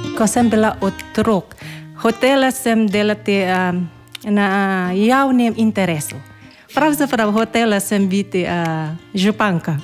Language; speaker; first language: Slovenian; non-native, learner; Filipino